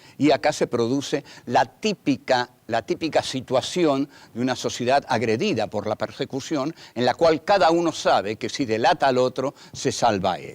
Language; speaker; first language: Spanish; native; Spanish